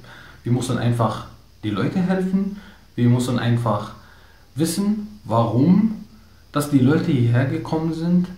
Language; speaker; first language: German; non-native, learner; Arabic